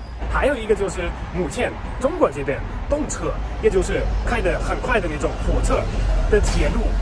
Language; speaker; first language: Chinese; non-native, fluent; German